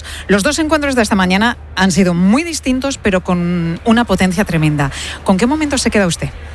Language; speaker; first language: Spanish; native; Spanish